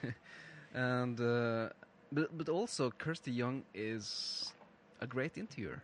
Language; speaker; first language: English; non-native, fluent; Norwegian